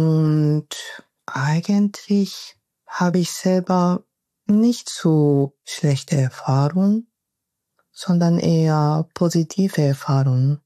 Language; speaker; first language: German; non-native, fluent; Japanese